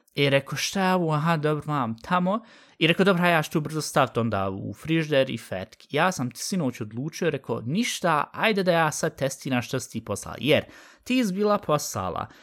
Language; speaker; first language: Bosnian; early bilingual, heritage; Bosnian